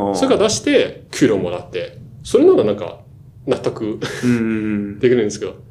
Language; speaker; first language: Japanese; non-native, fluent; Chinese